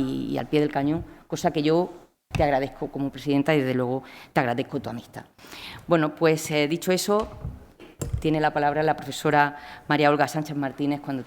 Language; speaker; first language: Spanish; native; Spanish